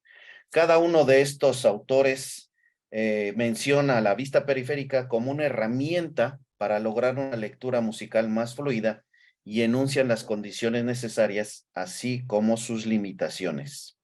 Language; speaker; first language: Spanish; native; Spanish